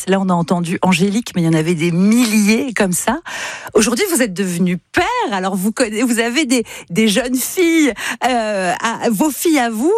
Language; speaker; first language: French; native; French